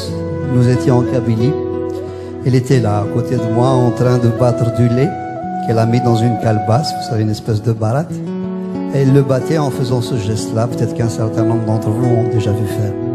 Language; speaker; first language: French; non-native, local second language; Kabyle